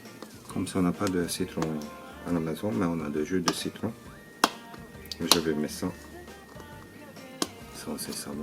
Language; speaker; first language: French; non-native, learner; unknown